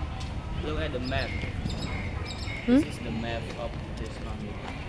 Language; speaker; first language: English; non-native, learner; Khmer